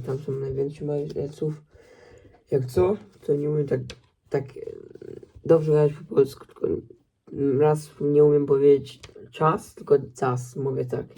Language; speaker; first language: Polish; early bilingual, heritage; Polish